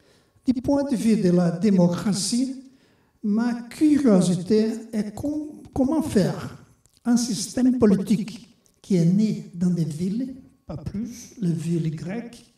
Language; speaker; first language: French; non-native, fluent; Portuguese